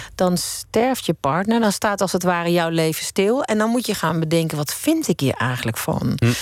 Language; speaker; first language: Dutch; native; Dutch